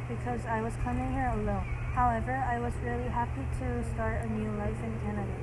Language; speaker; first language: English; non-native, learner; Korean